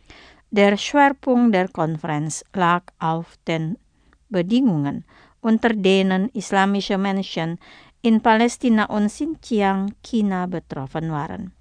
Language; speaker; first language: German; non-native, fluent; Indonesian